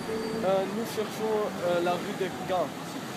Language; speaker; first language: French; non-native, learner; Dutch